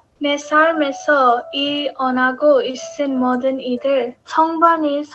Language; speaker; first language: Korean; non-native, learner; English